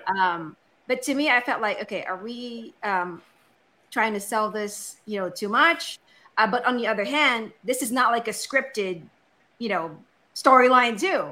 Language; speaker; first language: English; non-native, local second language; Filipino